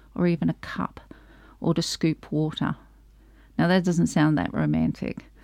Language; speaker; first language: English; native; English